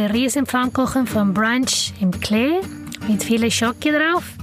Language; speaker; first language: German; non-native, learner; Arabic